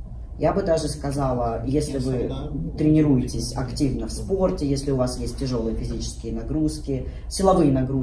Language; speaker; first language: Russian; native; Russian